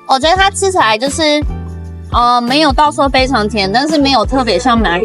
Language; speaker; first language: Chinese; native; Chinese